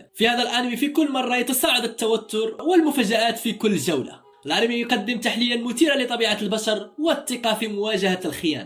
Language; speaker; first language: Arabic; native; Arabic